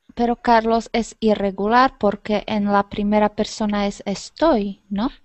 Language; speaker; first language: Spanish; non-native, fluent; Slovak